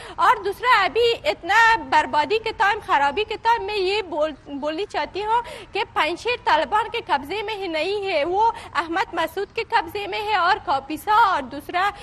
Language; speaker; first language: Hindi; non-native, fluent; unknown